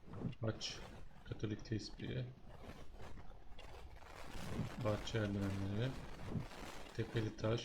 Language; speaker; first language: Turkish; native; Turkish